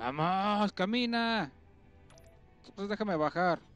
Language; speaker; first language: Spanish; native; Spanish